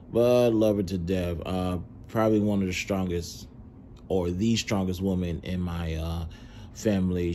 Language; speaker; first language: English; native; English